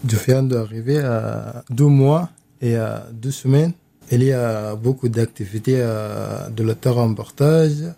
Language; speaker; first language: French; non-native, learner; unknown